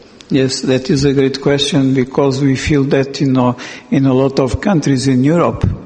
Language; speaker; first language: English; non-native, fluent; Portuguese